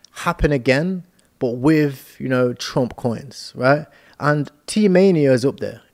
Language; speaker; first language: English; native; English